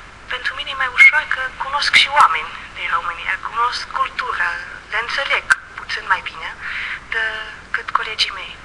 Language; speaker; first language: Romanian; early bilingual, heritage; Dutch